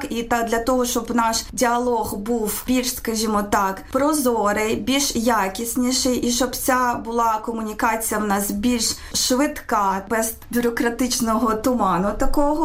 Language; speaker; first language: Ukrainian; native; Ukrainian